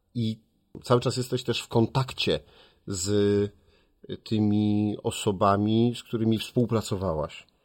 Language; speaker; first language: Polish; native; Polish